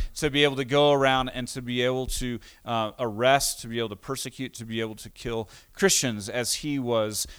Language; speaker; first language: English; native; English